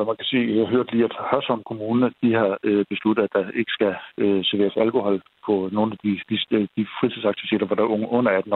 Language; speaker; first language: Danish; native; Danish